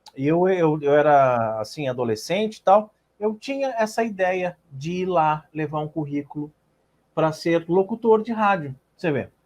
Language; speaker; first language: Portuguese; native; Portuguese